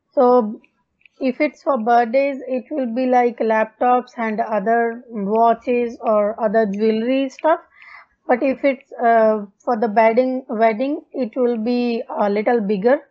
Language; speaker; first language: English; non-native, local second language; Punjabi